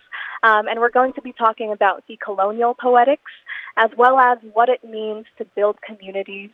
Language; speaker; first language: English; non-native, local second language; Filipino